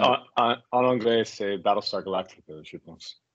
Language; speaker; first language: French; non-native, learner; English